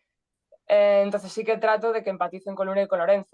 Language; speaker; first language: Spanish; native; Spanish